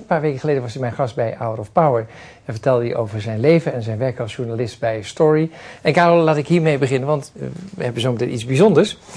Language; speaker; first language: Dutch; native; Dutch